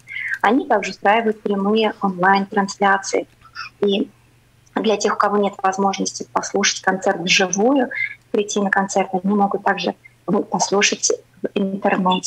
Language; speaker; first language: Russian; native; Russian